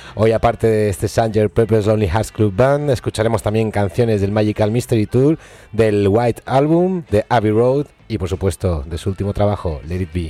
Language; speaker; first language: Spanish; native; Spanish